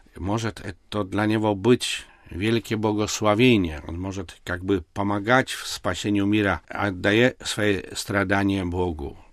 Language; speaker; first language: Russian; non-native, local second language; Belarusian